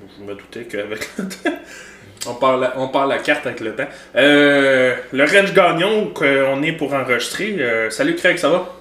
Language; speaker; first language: French; native; French